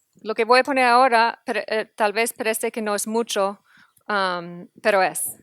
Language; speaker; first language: Spanish; non-native, fluent; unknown